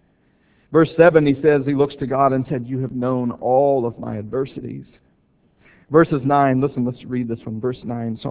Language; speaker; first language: English; native; English